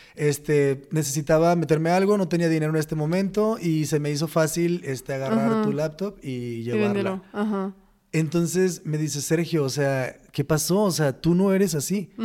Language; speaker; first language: Spanish; native; Spanish